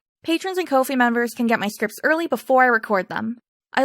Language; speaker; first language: English; native; English